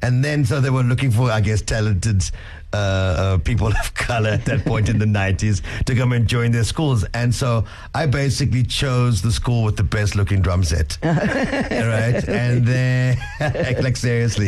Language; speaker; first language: English; native; English